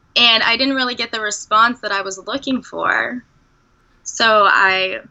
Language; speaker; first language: English; native; English